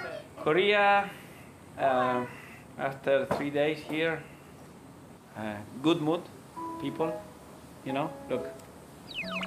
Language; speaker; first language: English; non-native, learner; Spanish